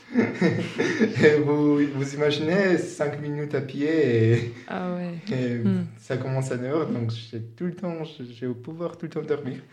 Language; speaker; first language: French; non-native, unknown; Georgian